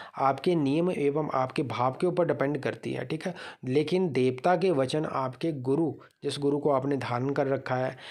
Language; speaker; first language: Hindi; native; Hindi